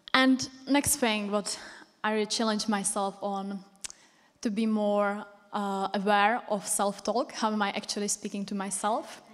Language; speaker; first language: English; non-native, fluent; Czech